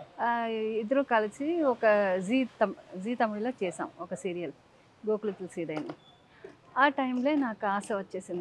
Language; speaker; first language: Telugu; non-native, local second language; Tamil